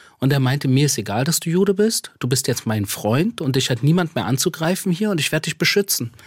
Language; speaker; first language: German; early bilingual, other home language; Persian